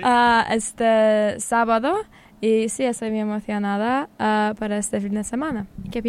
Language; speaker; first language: Spanish; non-native, learner; English